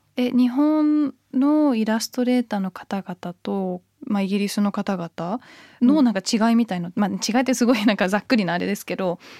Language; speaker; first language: Japanese; early bilingual, heritage; Japanese